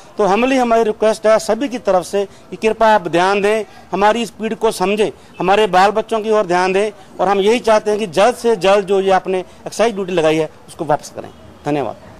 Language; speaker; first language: Hindi; non-native, local second language; Punjabi